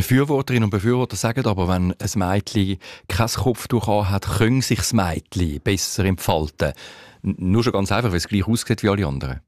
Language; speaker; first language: German; native; German